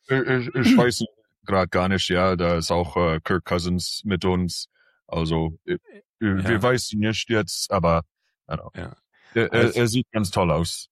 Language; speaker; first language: German; early bilingual, heritage; English